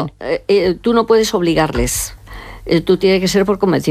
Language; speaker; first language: Spanish; native; Spanish